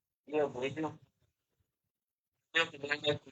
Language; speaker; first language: Italian; non-native, learner; Bangla